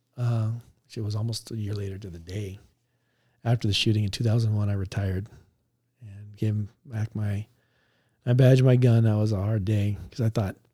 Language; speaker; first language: English; native; English